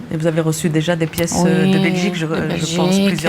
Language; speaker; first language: French; native; French